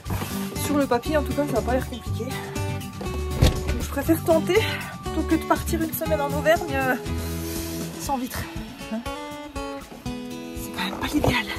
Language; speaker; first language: French; native; French